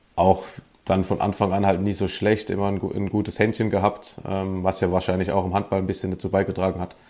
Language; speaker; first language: German; native; German